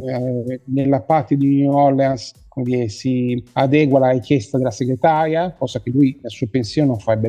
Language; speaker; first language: Italian; native; Italian